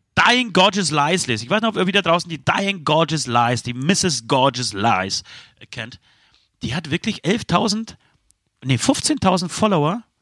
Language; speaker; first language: German; early bilingual, other home language; Polish